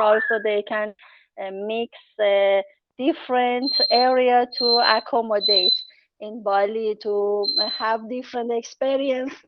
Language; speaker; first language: English; non-native, learner; Persian